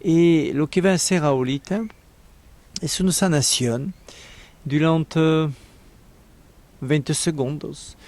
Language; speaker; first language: Spanish; non-native, learner; French